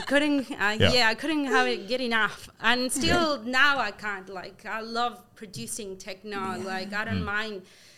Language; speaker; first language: English; non-native, fluent; Spanish